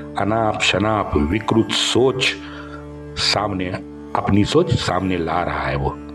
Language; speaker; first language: Hindi; non-native, local second language; Marathi